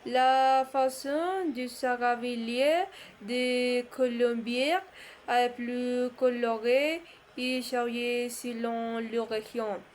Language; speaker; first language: French; non-native, learner; Spanish